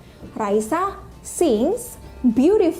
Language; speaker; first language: English; non-native, learner; Indonesian